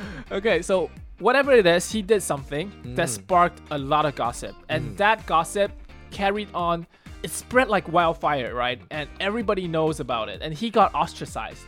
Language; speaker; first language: English; early bilingual, other home language; Chinese